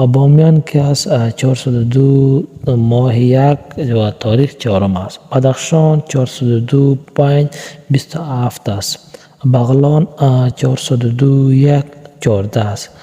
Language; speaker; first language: Persian; non-native, local second language; Pashto